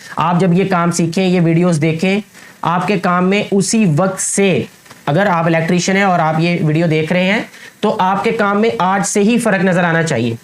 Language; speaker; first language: Urdu; non-native, local second language; Punjabi